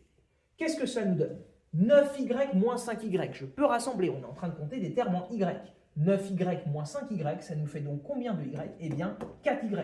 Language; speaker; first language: French; native; French